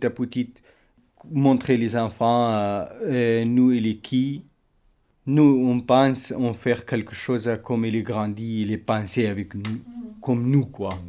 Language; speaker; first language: French; non-native, learner; Kurdish